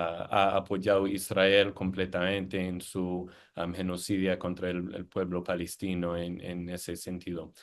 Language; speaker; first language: Spanish; non-native, fluent; English